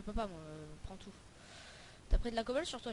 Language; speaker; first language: French; native; French